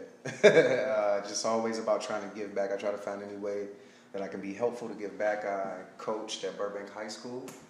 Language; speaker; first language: English; native; English